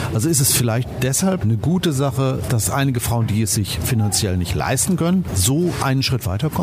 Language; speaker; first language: German; native; German